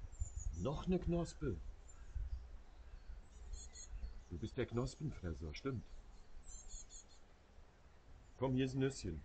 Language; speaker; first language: German; native; German